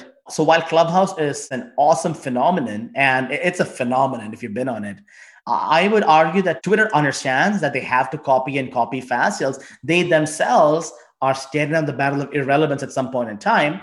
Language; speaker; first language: English; non-native, local second language; Tamil